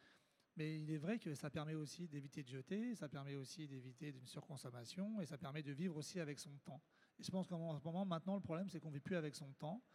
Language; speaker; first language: French; native; French